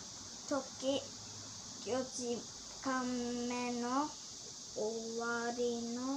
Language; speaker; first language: Japanese; early bilingual, heritage; Korean